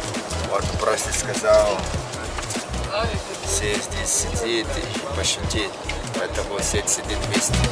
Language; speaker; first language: Russian; non-native, learner; Portuguese